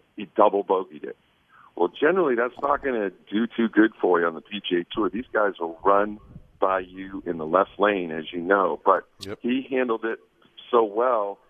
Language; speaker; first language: English; native; English